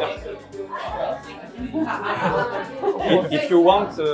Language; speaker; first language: English; non-native, learner; French